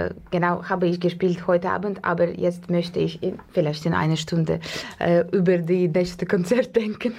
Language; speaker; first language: German; non-native, learner; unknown